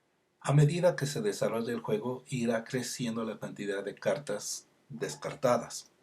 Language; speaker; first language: Spanish; native; Spanish